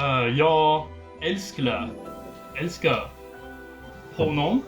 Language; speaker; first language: Swedish; non-native, learner; English